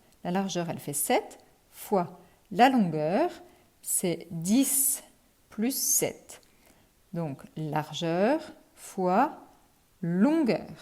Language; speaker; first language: French; native; French